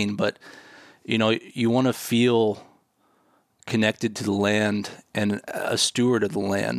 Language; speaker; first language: English; native; English